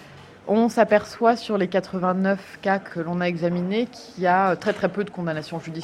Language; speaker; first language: French; native; French